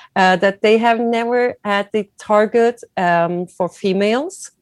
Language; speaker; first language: English; non-native, fluent; Turkish